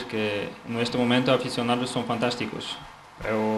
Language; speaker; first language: Spanish; non-native, learner; Polish